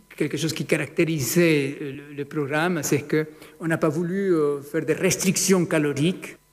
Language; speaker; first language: French; non-native, fluent; Spanish